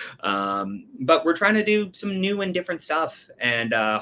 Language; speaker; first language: English; native; English